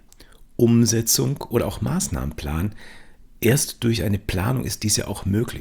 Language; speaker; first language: German; native; German